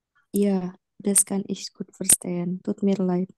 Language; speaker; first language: German; non-native, learner; Indonesian